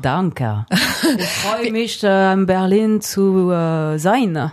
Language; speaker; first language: German; non-native, learner; French